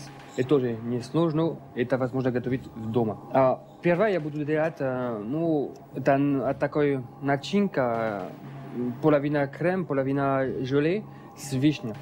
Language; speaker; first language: Russian; non-native, learner; French